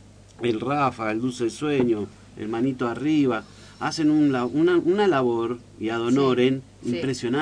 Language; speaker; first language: Spanish; native; Spanish